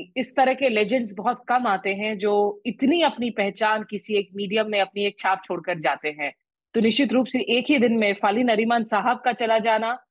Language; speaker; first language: Hindi; native; Hindi